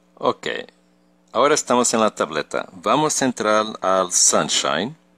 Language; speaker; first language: Spanish; early bilingual, heritage; Spanish